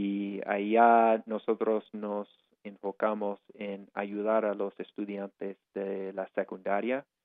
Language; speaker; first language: Spanish; non-native, fluent; English